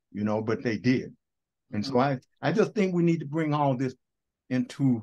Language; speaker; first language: English; native; English